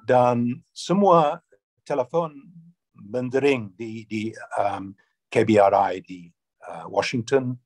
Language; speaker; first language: Indonesian; non-native, fluent; English